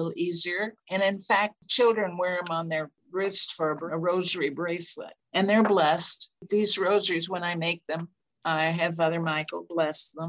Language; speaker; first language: English; native; English